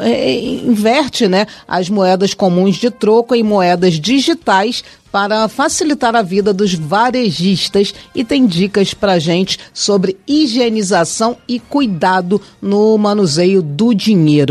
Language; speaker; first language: Portuguese; native; Portuguese